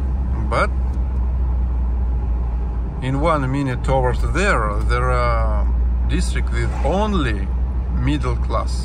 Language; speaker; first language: English; non-native, learner; Russian